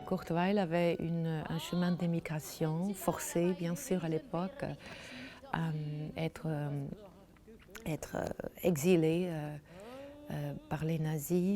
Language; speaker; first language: French; non-native, fluent; German